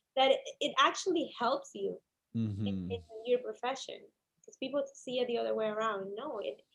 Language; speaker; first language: English; non-native, fluent; Spanish